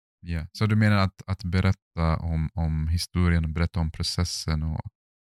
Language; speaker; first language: Swedish; non-native, fluent; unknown